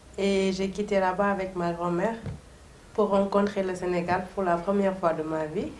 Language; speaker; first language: French; non-native, local second language; Soninke